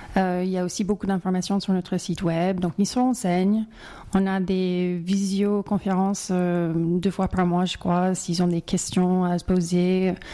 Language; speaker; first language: French; non-native, fluent; English